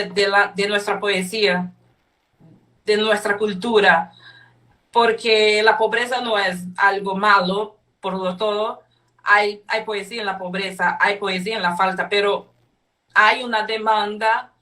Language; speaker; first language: Spanish; non-native, fluent; Portuguese